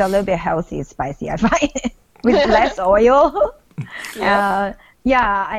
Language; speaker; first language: English; non-native, fluent; Chinese